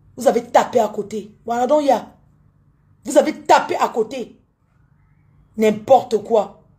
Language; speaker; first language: French; native; French